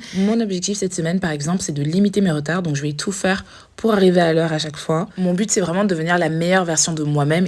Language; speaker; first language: French; native; French